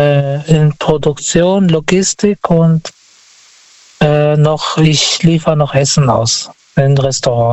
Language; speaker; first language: German; non-native, fluent; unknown